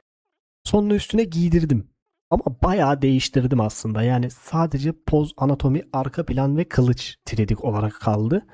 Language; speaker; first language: Turkish; native; Turkish